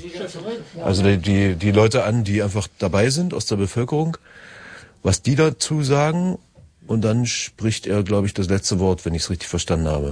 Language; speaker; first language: German; native; German